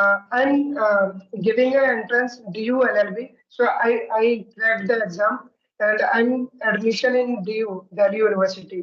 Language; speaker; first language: English; non-native, learner; Hindi